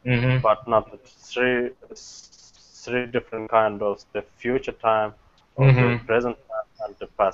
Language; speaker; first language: English; non-native, learner; Azerbaijani